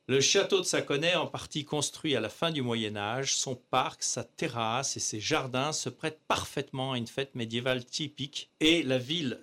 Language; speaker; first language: French; native; French